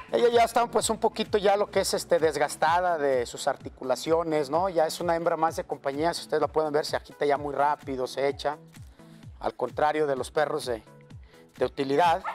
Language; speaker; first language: Spanish; native; Spanish